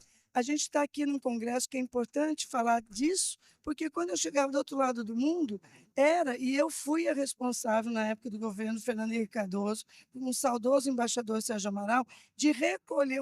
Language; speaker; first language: Portuguese; native; Portuguese